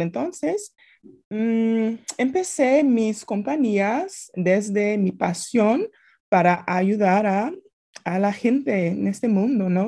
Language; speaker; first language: Spanish; non-native, fluent; English